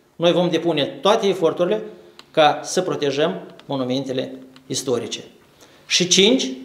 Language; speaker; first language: Romanian; native; Romanian